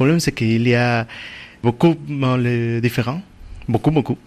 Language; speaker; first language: French; non-native, learner; Spanish